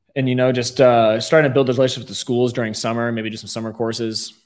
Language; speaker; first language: English; native; English